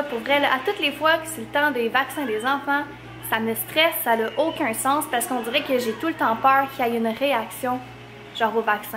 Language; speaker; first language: French; native; French